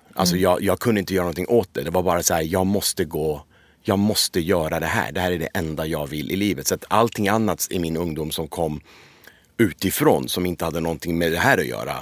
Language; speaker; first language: Swedish; early bilingual, other home language; Persian